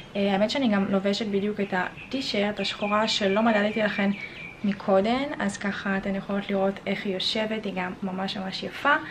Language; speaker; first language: Hebrew; native; Hebrew